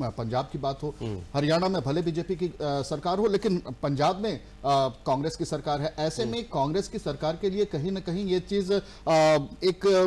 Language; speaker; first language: Hindi; native; Hindi